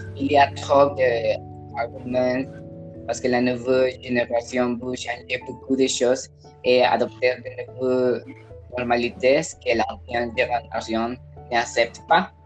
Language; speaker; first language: French; non-native, learner; Spanish